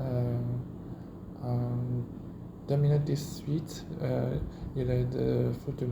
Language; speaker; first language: French; non-native, learner; Chinese